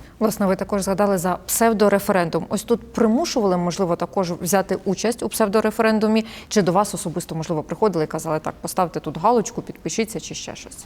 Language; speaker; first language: Ukrainian; native; Ukrainian